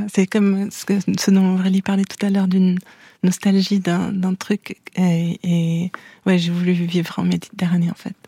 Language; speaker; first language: French; non-native, local second language; Arabic